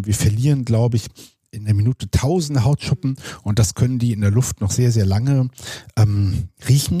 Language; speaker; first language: German; native; German